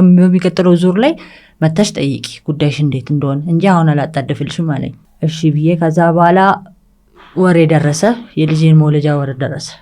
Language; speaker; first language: Amharic; early bilingual, other home language; English